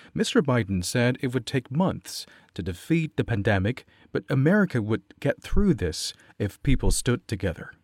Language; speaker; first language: English; non-native, fluent; Chinese